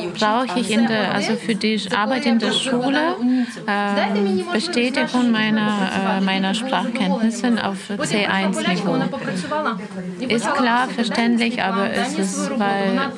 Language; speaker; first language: German; non-native, fluent; Ukrainian